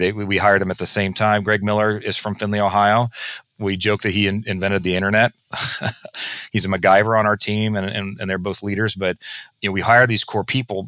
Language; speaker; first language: English; native; English